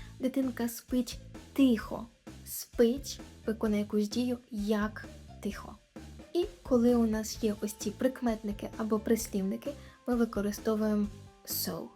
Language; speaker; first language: Ukrainian; native; Ukrainian